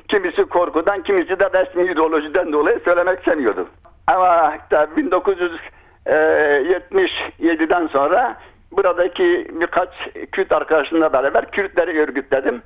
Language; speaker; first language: Turkish; non-native, local second language; Kurdish